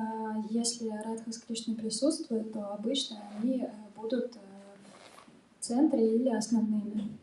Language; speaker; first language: Russian; native; Russian